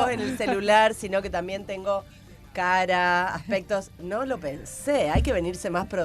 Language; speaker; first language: Spanish; native; Spanish